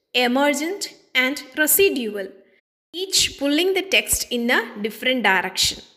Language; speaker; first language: English; non-native, local second language; Malayalam